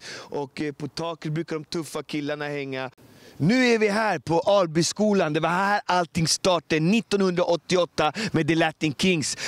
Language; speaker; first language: Swedish; native; Swedish